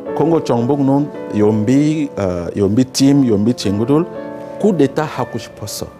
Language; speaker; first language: Korean; non-native, learner; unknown